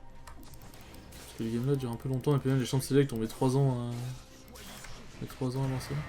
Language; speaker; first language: French; native; French